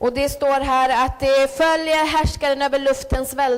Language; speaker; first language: Swedish; early bilingual, other home language; Spanish